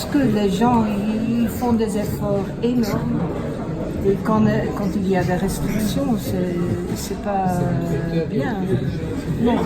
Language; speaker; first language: French; non-native, fluent; Dutch